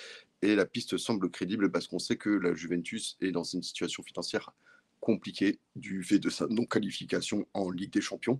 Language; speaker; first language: French; native; French